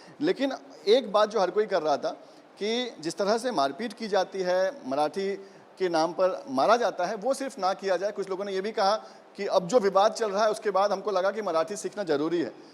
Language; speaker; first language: Hindi; native; Hindi